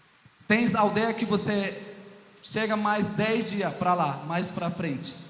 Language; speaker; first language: Portuguese; non-native, local second language; Ticuna